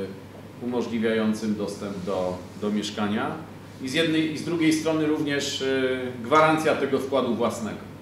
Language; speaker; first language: Polish; native; Polish